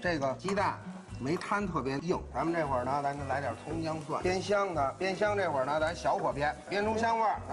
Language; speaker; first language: Chinese; native; Chinese